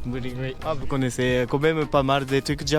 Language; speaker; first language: French; non-native, learner; Japanese